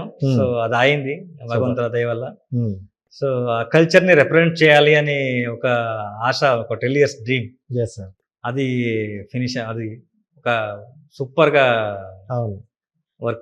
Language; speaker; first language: Telugu; non-native, learner; Kannada